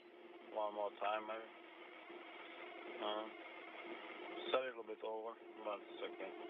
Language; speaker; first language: English; non-native, fluent; Russian